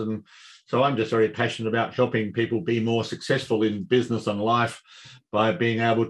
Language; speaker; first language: English; native; English